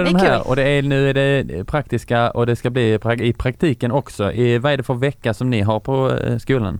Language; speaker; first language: Swedish; native; Swedish